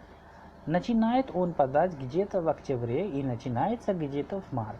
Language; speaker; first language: Russian; non-native, fluent; Hindi